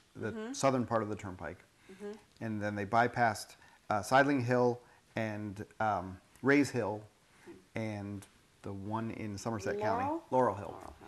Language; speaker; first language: English; native; English